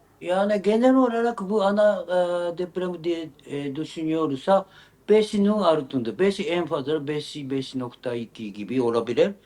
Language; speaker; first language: Turkish; non-native, learner; Japanese